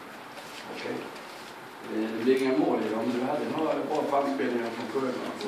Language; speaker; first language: Swedish; native; Swedish